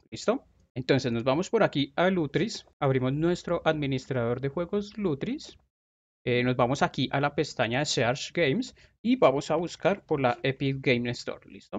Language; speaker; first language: Spanish; native; Spanish